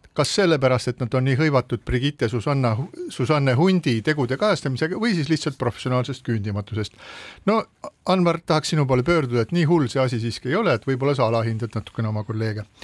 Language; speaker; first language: Estonian; native; Estonian